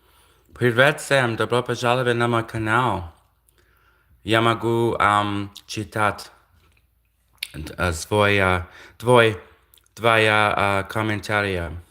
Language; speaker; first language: Russian; non-native, learner; English